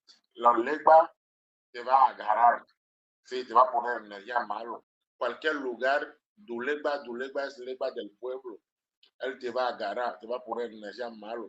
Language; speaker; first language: Spanish; non-native, learner; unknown